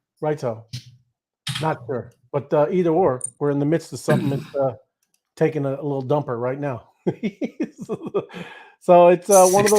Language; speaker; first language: English; native; English